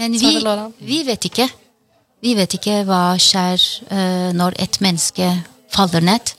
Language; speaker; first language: Norwegian; non-native, fluent; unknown